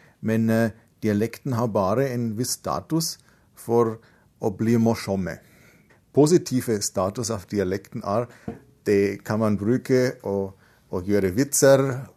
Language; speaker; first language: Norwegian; non-native, fluent; German